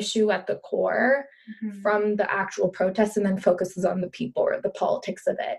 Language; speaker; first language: English; early bilingual, other home language; Urdu